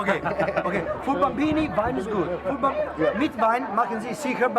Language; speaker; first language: German; non-native, learner; Italian